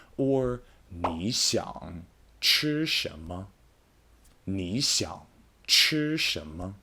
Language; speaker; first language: Chinese; non-native, fluent; English